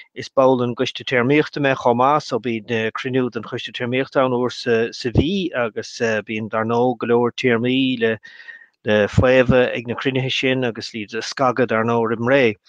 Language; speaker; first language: Irish; non-native, local second language; English